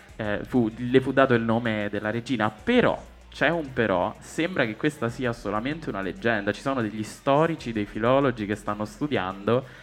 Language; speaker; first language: Italian; native; Italian